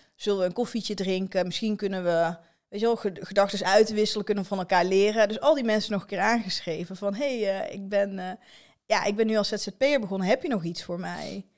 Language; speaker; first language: Dutch; native; Dutch